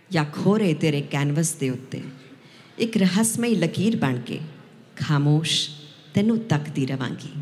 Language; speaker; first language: Hindi; non-native, local second language; Punjabi